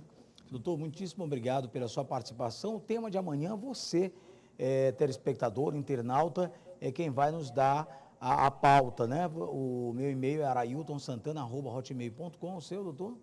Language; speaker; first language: Portuguese; native; Portuguese